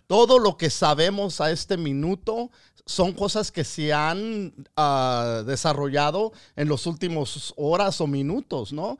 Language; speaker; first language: Spanish; early bilingual, other home language; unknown